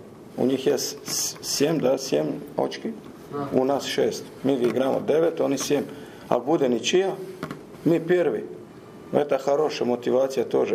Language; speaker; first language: Russian; non-native, learner; Croatian